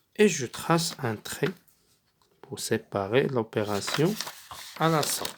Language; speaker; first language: French; non-native, local second language; Arabic